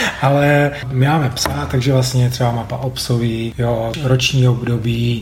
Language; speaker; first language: Czech; native; Czech